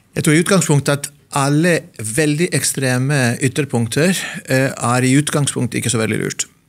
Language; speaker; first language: Norwegian; non-native, fluent; Greek